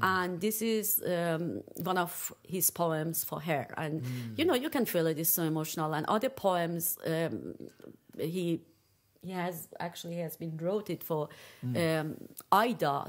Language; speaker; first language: English; non-native, fluent; Persian